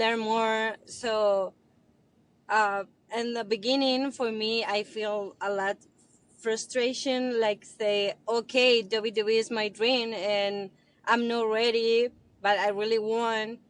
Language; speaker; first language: English; non-native, learner; Spanish